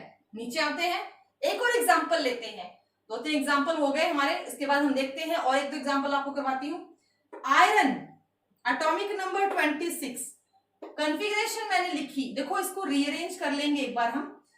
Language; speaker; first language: Hindi; native; Hindi